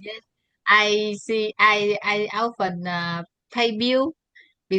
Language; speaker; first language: English; non-native, learner; Vietnamese